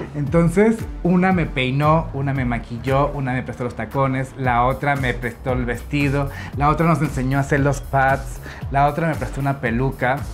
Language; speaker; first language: Spanish; native; Spanish